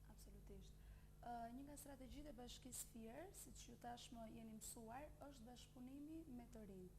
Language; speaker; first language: Albanian; native; Albanian